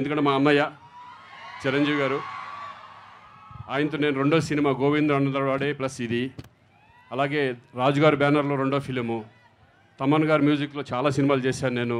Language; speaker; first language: Telugu; native; Telugu